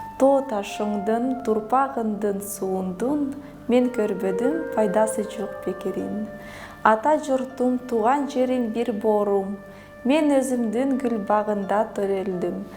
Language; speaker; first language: Kyrgyz; early bilingual, other home language; Russian